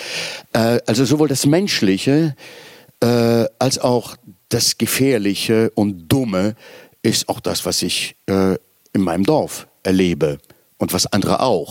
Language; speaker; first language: German; native; German